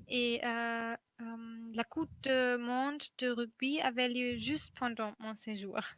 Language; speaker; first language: French; non-native, fluent; German